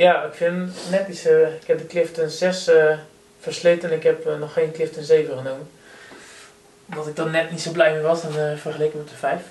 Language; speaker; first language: Dutch; native; Dutch